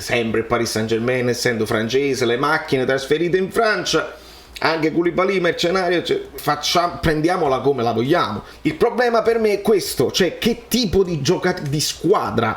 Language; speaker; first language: Italian; native; Italian